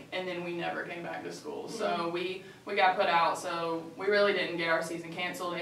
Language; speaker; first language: English; native; English